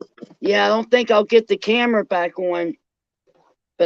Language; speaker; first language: English; native; English